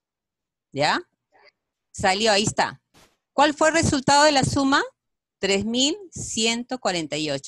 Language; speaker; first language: Spanish; native; Spanish